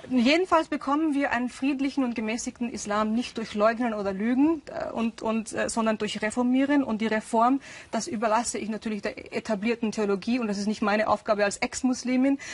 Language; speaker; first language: German; early bilingual, other home language; Urdu